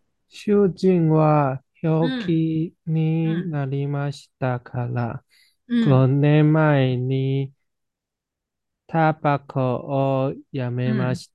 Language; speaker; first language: Japanese; non-native, learner; Chinese